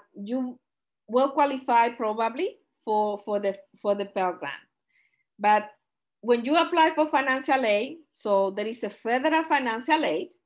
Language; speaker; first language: English; non-native, fluent; Spanish